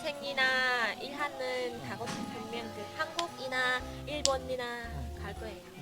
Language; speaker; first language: Korean; non-native, learner; Vietnamese